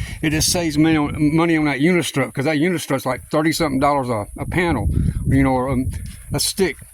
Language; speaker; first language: English; native; English